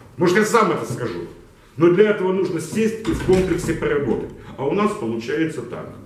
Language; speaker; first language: Russian; non-native, local second language; Ukrainian